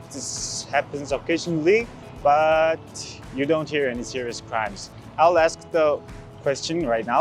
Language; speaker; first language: English; non-native, learner; Mongolian